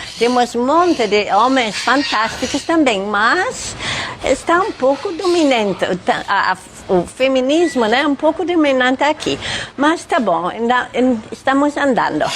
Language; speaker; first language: Portuguese; non-native, fluent; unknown